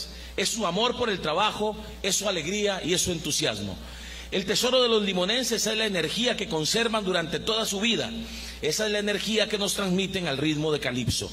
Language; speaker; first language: Spanish; native; Spanish